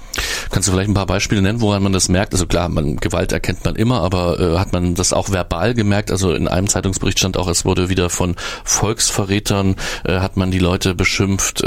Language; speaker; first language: German; native; German